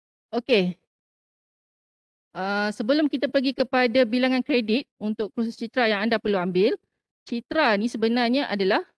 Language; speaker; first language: Malay; native; Malay